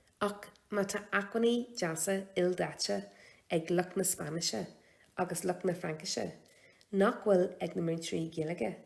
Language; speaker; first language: Irish; non-native, local second language; English